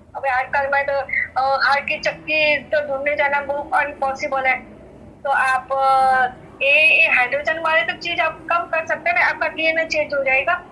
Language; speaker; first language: Hindi; native; Hindi